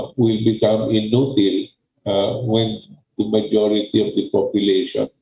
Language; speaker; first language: English; non-native, local second language; Filipino